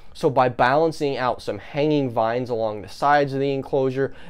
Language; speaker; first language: English; native; English